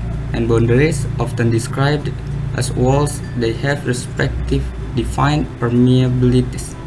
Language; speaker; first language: English; non-native, learner; Indonesian